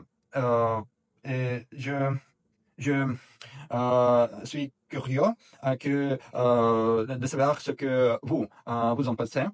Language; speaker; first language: French; non-native, fluent; Russian